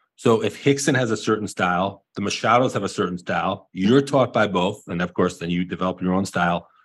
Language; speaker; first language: English; native; English